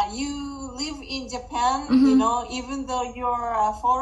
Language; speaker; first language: English; non-native, fluent; Japanese